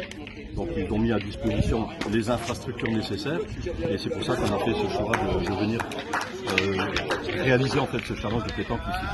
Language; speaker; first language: French; native; French